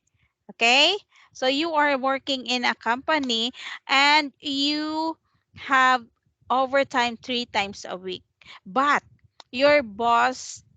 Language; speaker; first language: English; non-native, fluent; Vietnamese